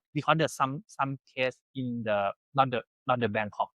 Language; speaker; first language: English; non-native, learner; Thai